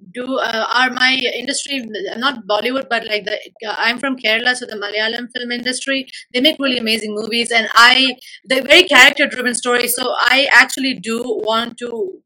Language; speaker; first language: English; non-native, local second language; Malayalam